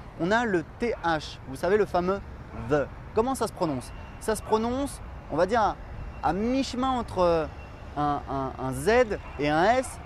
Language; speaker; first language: French; native; French